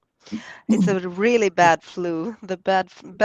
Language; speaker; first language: English; non-native, fluent; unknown